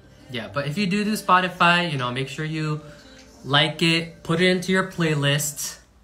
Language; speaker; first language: English; early bilingual, other home language; Korean